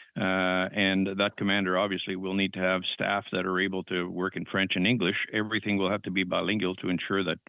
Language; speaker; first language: English; non-native, fluent; French